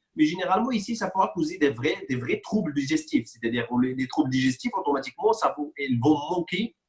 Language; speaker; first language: French; non-native, local second language; Arabic